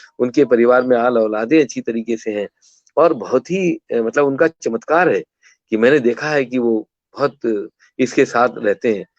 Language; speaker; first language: Hindi; non-native, local second language; Kannada